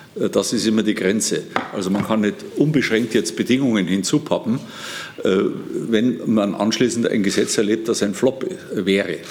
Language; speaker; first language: German; native; German